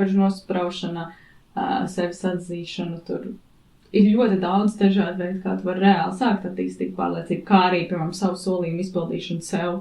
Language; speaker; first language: Latvian; native; Latvian